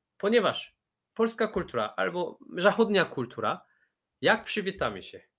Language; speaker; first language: Polish; non-native, fluent; Korean